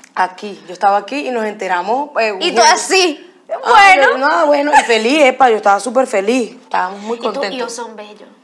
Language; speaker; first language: Spanish; native; Spanish